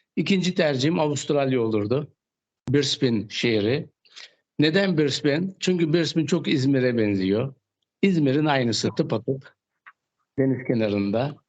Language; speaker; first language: Turkish; native; Turkish